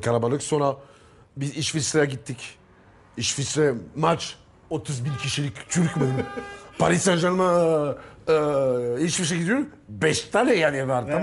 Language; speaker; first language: Turkish; non-native, learner; French